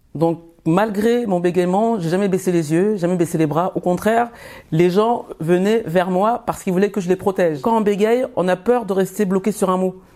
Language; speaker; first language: French; early bilingual, other home language; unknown